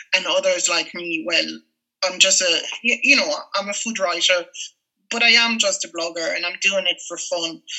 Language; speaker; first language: English; non-native, fluent; French